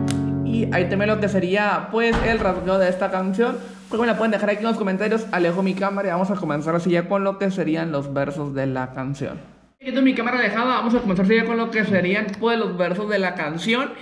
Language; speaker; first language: Spanish; native; Spanish